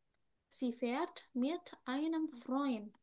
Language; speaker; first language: German; non-native, fluent; Indonesian